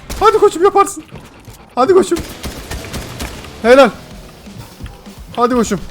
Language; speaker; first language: Turkish; native; Turkish